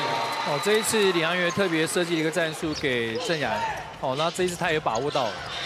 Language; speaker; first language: Chinese; native; Chinese